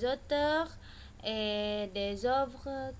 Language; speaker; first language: French; non-native, learner; Indonesian